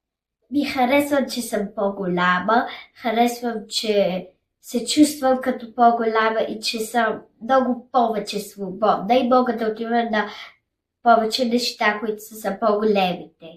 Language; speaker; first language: Bulgarian; early bilingual, heritage; German